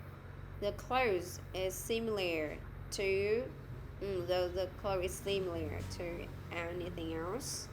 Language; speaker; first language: English; non-native, fluent; Vietnamese